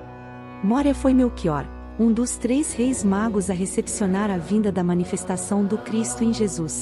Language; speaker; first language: Portuguese; native; Portuguese